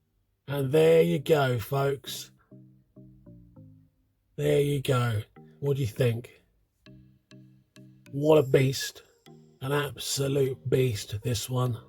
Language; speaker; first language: English; native; English